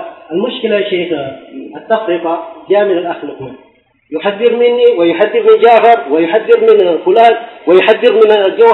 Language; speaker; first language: Arabic; non-native, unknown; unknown